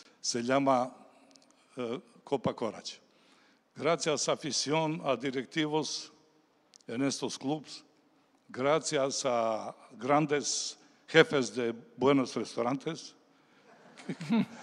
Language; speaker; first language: Spanish; non-native, learner; Serbian